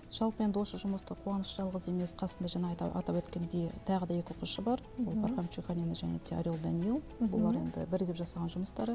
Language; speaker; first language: Kazakh; native; Kazakh